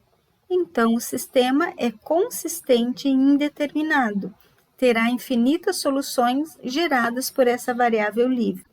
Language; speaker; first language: Portuguese; native; Portuguese